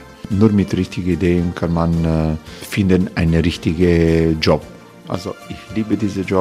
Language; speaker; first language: German; non-native, learner; Croatian